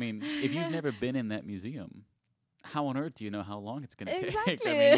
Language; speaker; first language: English; native; English